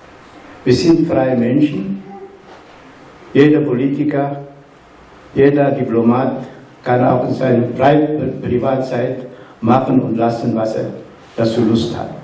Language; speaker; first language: German; non-native, fluent; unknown